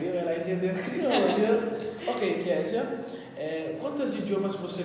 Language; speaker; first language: Portuguese; non-native, fluent; Haitian Creole